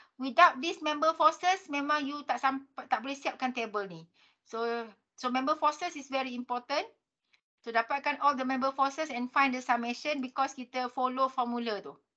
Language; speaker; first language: English; non-native, local second language; Malay